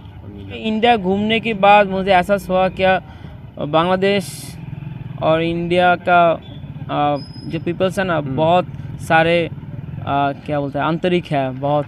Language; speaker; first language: Hindi; non-native, learner; Bangla